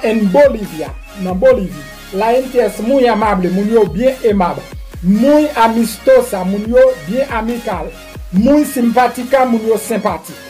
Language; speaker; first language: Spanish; non-native, learner; Haitian Creole